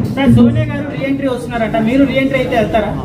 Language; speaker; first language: Telugu; native; Telugu